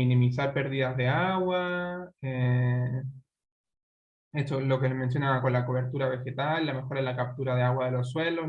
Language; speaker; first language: Spanish; native; Spanish